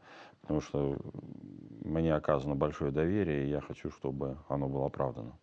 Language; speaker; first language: Russian; native; Russian